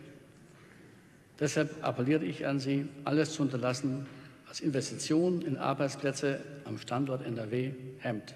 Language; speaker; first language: German; native; German